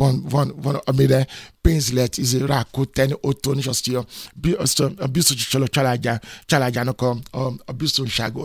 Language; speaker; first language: Hungarian; non-native, fluent; Yoruba